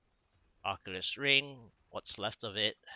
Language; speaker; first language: English; native; English